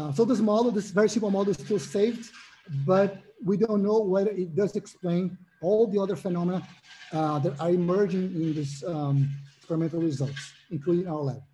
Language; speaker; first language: English; non-native, fluent; Portuguese